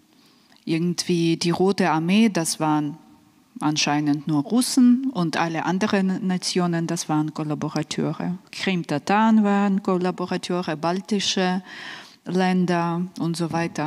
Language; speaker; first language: German; non-native, fluent; Ukrainian